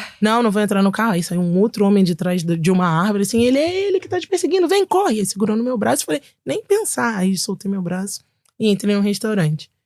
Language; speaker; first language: Portuguese; native; Portuguese